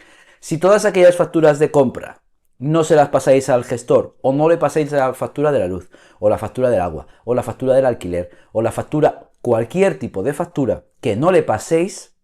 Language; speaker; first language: Spanish; native; Spanish